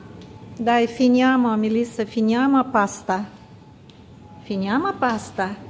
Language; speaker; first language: Italian; non-native, learner; Russian